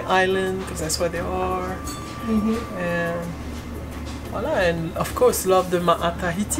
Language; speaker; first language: English; non-native, learner; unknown